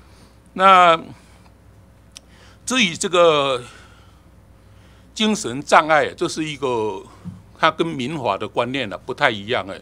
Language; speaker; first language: Chinese; native; Chinese